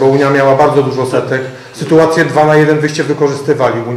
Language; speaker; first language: Polish; native; Polish